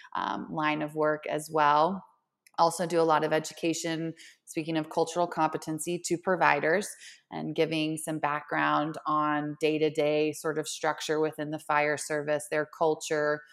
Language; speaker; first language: English; native; English